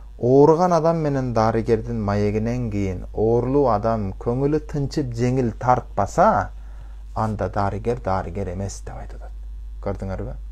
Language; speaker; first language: Kyrgyz; early bilingual, heritage; Kyrgyz